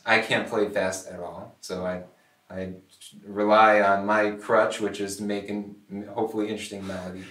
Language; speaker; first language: English; native; English